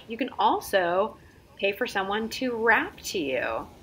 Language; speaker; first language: English; native; English